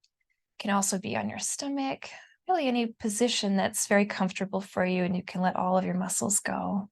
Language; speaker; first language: English; native; English